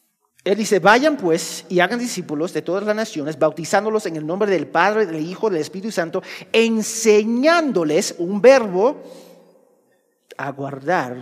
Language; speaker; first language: Spanish; early bilingual, heritage; Spanish